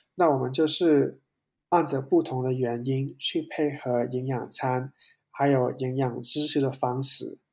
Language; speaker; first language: Chinese; non-native, local second language; Cantonese